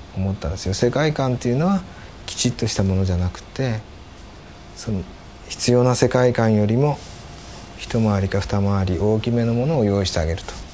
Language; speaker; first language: Japanese; native; Japanese